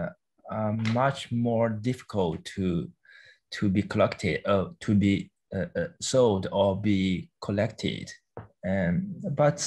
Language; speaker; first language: English; non-native, fluent; Chinese